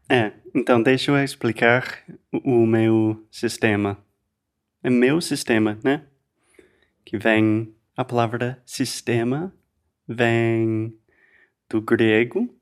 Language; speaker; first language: Portuguese; non-native, fluent; English